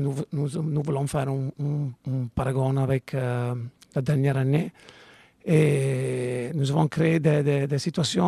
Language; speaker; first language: French; non-native, learner; Italian